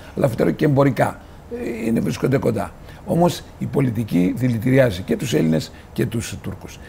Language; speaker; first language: Greek; native; Greek